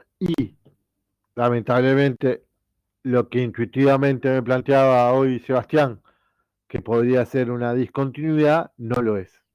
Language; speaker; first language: Spanish; native; Spanish